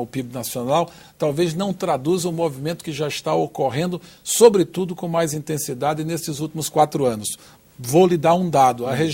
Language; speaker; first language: Portuguese; native; Portuguese